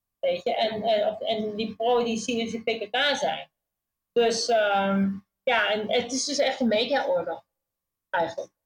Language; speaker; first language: Dutch; native; Dutch